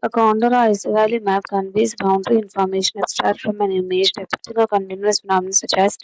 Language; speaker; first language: English; non-native, local second language; Malayalam